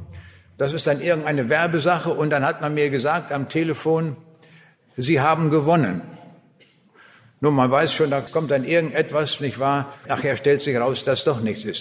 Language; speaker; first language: German; native; German